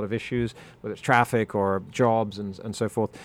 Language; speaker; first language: English; non-native, local second language; French